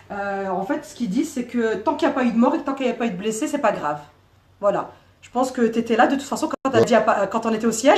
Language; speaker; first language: French; native; French